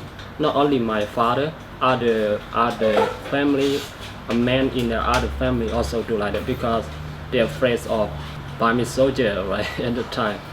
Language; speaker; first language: English; non-native, learner; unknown